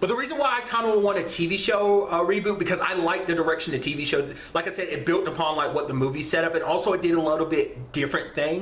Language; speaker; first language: English; native; English